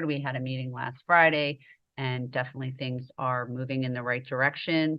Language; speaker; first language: English; native; English